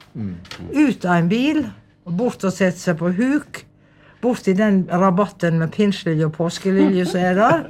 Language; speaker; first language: Norwegian; native; Norwegian